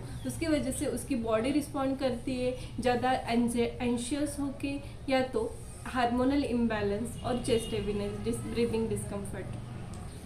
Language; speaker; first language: Hindi; non-native, local second language; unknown